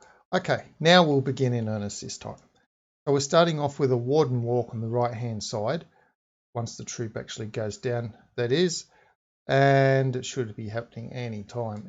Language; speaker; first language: English; native; English